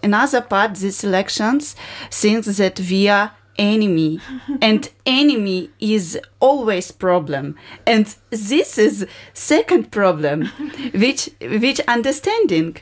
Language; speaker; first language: English; non-native, learner; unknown